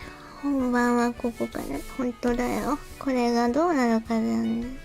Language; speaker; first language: Japanese; native; Japanese